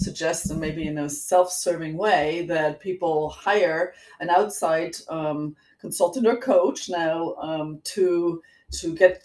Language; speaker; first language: English; non-native, fluent; German